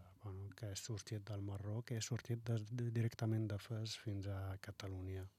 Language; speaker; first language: Catalan; non-native, learner; Arabic